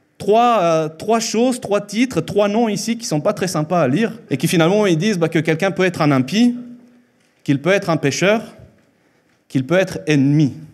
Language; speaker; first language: French; early bilingual, other home language; Spanish